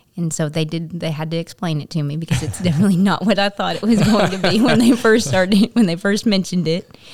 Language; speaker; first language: English; native; English